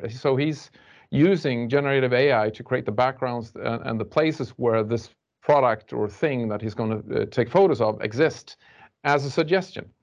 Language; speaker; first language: English; non-native, fluent; Swedish